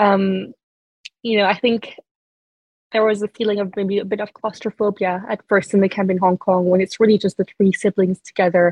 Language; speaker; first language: English; non-native, fluent; French